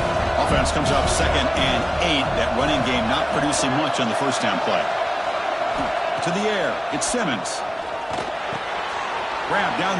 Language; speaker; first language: English; native; English